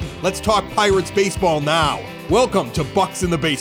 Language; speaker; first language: English; native; English